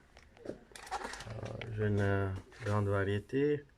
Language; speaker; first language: French; non-native, fluent; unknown